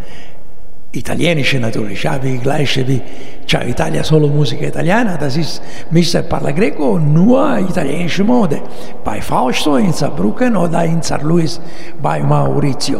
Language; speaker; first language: German; non-native, learner; Italian